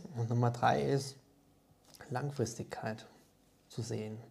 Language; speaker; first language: German; native; German